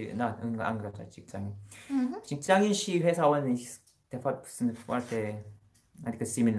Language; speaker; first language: Romanian; non-native, learner; Korean